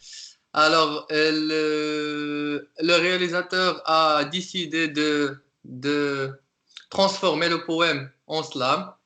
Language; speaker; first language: French; non-native, local second language; Arabic